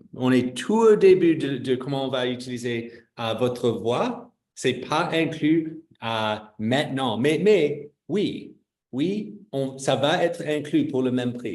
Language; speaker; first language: French; non-native, fluent; English